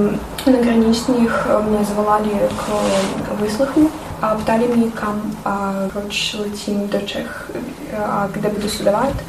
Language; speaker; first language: Czech; non-native, learner; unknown